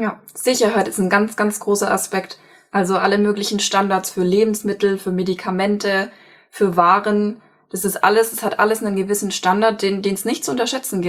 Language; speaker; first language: German; native; German